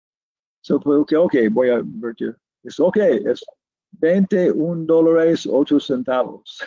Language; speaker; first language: Spanish; non-native, learner; English